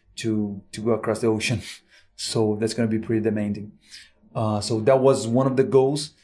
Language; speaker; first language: English; non-native, fluent; Portuguese